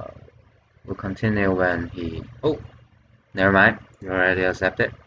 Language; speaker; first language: English; non-native, fluent; Chinese